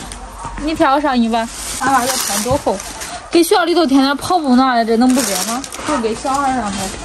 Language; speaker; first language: Chinese; native; Chinese